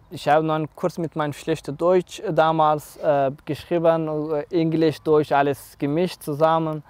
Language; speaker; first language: German; non-native, learner; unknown